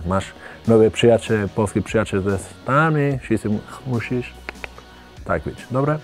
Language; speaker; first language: Polish; non-native, learner; Spanish